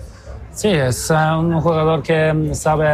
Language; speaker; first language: Spanish; non-native, learner; Polish